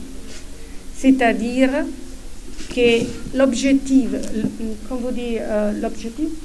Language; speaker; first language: French; non-native, fluent; Italian